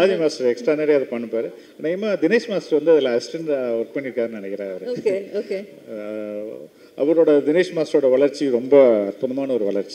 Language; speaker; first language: Tamil; native; Tamil